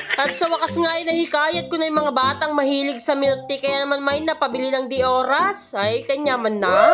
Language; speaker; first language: Filipino; native; Filipino